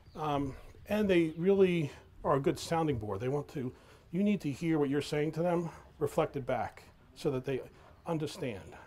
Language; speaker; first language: English; native; English